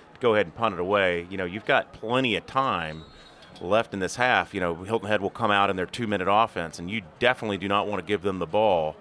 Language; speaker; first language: English; native; English